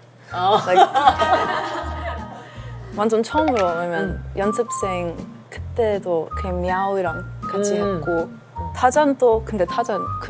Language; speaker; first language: Korean; early bilingual, heritage; Korean